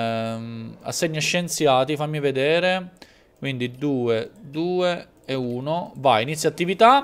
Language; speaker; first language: Italian; native; Italian